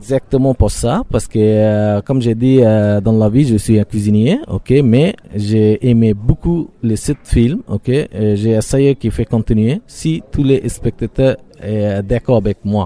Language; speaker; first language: French; non-native, learner; Bangla